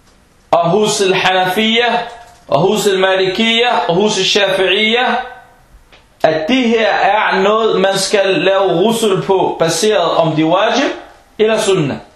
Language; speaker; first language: Danish; non-native, fluent; Arabic